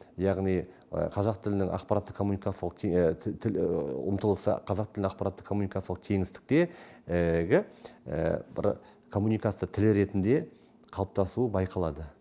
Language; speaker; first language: Kazakh; native; Kazakh